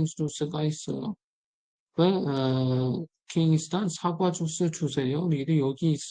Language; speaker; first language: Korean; non-native, fluent; Uzbek